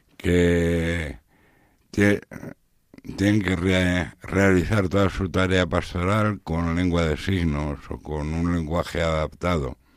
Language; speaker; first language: Spanish; native; Spanish